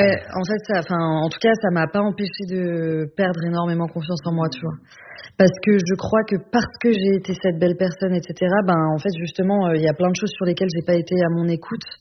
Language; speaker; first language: French; native; French